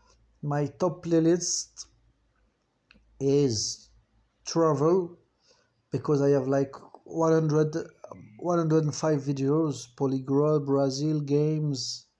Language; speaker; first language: English; non-native, fluent; French